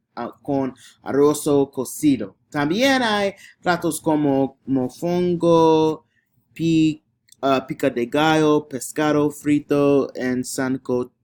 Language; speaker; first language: Spanish; non-native, learner; English